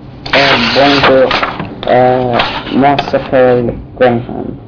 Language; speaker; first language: French; non-native, learner; English